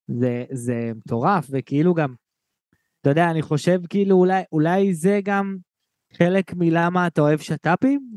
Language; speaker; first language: Hebrew; native; Hebrew